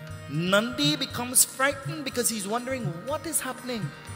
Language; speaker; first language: English; native; English